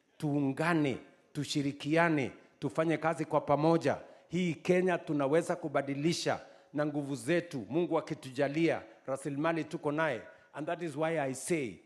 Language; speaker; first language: Swahili; non-native, local second language; Kalenjin